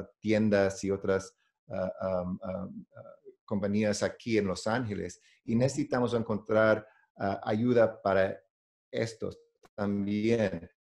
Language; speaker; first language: Spanish; non-native, learner; English